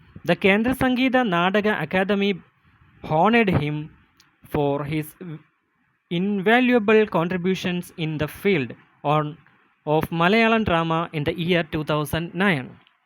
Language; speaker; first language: English; non-native, local second language; Malayalam